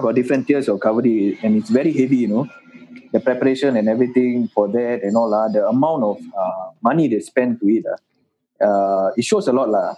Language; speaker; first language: English; non-native, local second language; Tamil